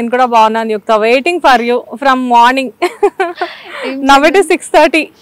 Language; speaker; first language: Telugu; native; Telugu